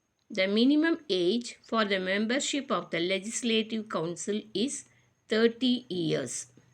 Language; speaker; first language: English; non-native, local second language; Tamil